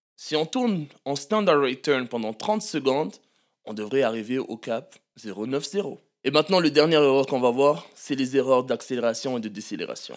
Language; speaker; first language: French; non-native, local second language; Malagasy